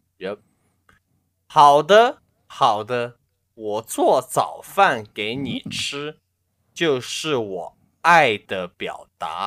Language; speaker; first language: Chinese; non-native, learner; English